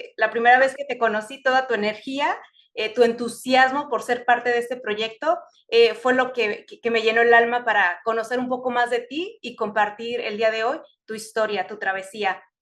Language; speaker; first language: Spanish; native; Spanish